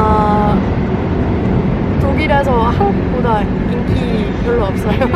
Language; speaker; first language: Korean; non-native, learner; German